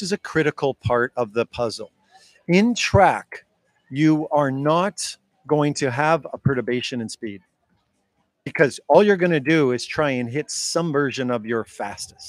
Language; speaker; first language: English; native; English